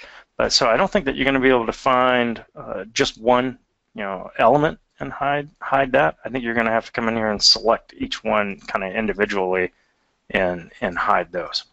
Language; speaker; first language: English; native; English